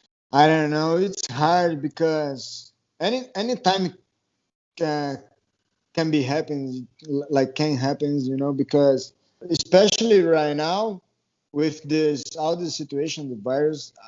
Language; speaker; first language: English; non-native, learner; Portuguese